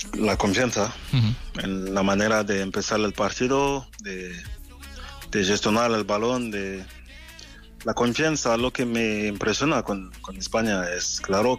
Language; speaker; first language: Spanish; non-native, fluent; French